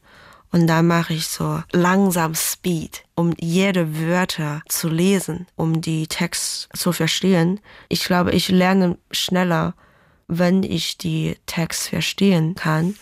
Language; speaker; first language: German; early bilingual, other home language; Chinese